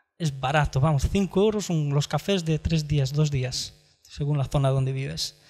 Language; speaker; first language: Spanish; non-native, fluent; Romanian